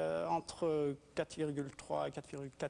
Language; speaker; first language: French; non-native, fluent; Norwegian